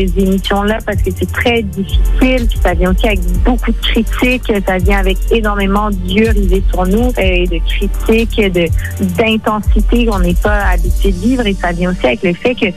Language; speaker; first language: French; native; French